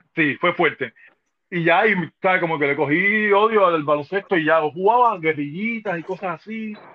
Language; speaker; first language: Spanish; native; Spanish